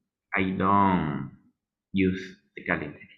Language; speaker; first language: English; non-native, learner; Spanish